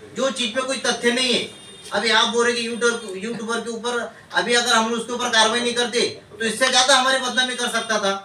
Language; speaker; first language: Hindi; non-native, local second language; Marathi